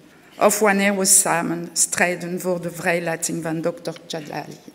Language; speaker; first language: Dutch; non-native, local second language; French